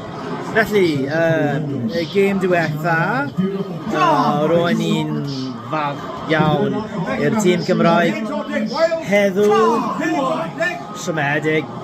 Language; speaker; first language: Welsh; non-native, learner; English